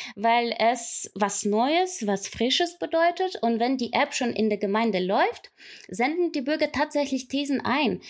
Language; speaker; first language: German; non-native, fluent; Ukrainian